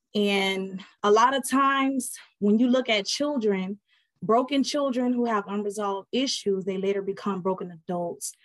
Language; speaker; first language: English; native; English